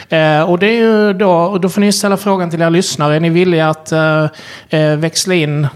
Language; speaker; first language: Swedish; native; Swedish